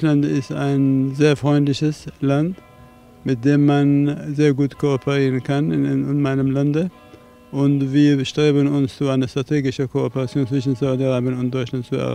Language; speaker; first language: German; non-native, fluent; Arabic